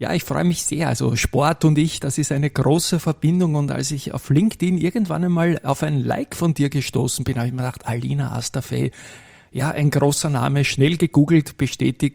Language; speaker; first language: German; native; German